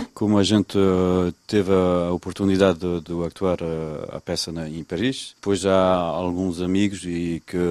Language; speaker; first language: Portuguese; early bilingual, other home language; French